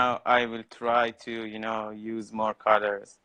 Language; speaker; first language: English; non-native, learner; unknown